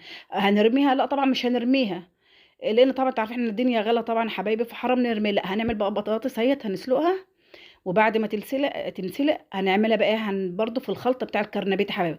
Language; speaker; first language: Arabic; native; Arabic